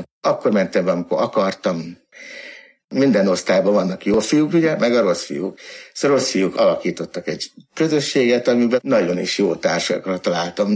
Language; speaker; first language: Hungarian; native; Hungarian